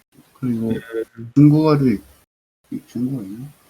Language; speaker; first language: Korean; early bilingual, heritage; Korean